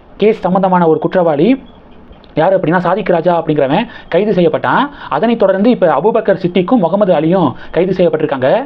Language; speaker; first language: Tamil; native; Tamil